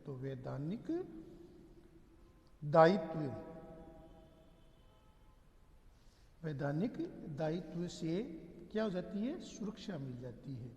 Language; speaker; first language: Hindi; native; Hindi